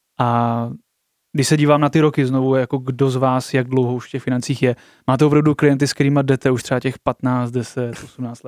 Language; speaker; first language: Czech; native; Czech